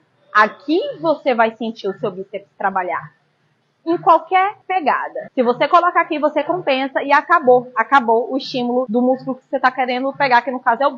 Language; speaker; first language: Portuguese; native; Portuguese